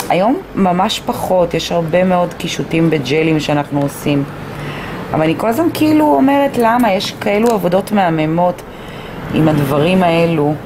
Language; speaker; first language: Hebrew; native; Hebrew